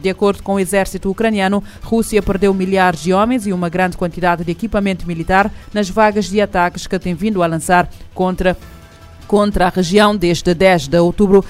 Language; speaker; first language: Portuguese; non-native, local second language; Kabuverdianu